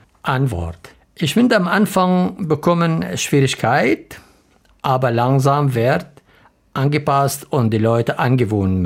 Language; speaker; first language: German; non-native, learner; Arabic